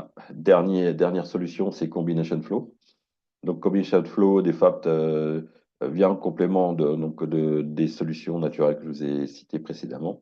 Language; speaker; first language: French; native; French